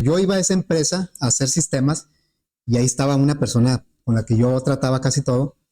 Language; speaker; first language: Spanish; native; Spanish